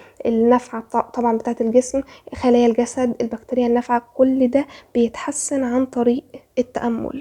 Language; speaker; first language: Arabic; native; Arabic